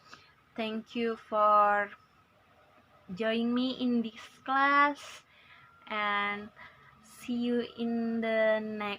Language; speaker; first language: English; non-native, learner; Indonesian